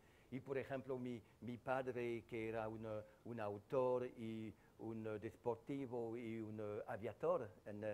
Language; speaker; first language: Spanish; non-native, fluent; French